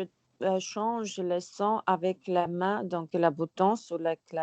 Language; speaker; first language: French; non-native, learner; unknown